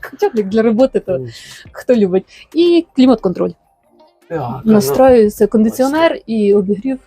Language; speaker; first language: Ukrainian; native; Ukrainian